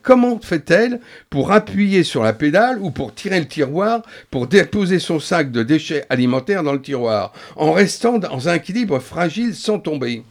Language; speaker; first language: French; native; French